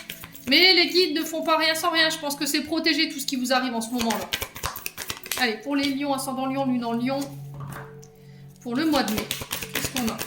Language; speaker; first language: French; native; French